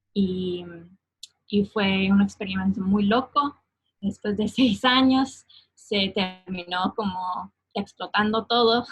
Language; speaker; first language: Spanish; non-native, fluent; English